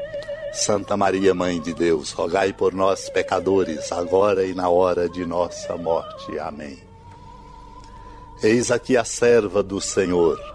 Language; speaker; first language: Portuguese; native; Portuguese